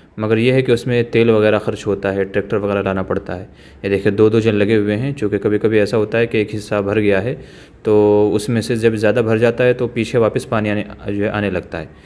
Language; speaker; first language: Hindi; native; Hindi